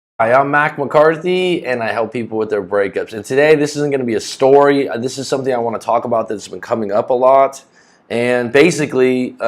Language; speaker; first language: English; native; English